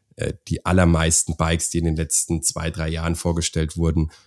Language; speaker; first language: German; native; German